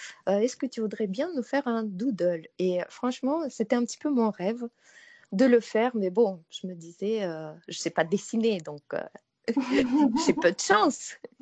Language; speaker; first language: French; non-native, fluent; Russian